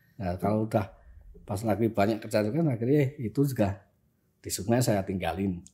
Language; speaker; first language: Indonesian; non-native, local second language; Javanese